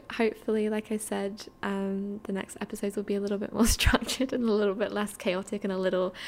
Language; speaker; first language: English; native; English